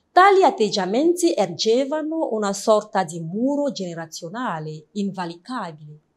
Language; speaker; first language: Italian; non-native, fluent; French